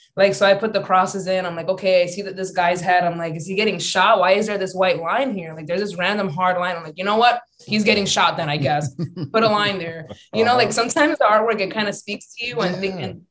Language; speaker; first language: English; native; English